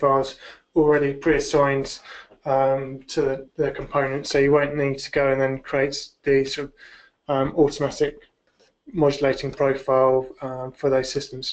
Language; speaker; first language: English; native; English